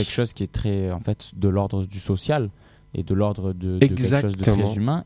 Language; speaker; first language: French; native; French